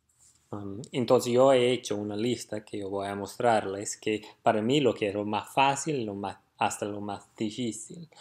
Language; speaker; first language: Spanish; non-native, fluent; English